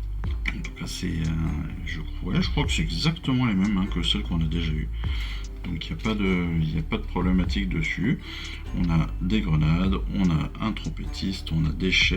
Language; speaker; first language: French; native; French